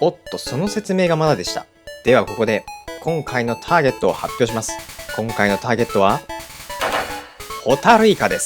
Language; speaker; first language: Japanese; native; Japanese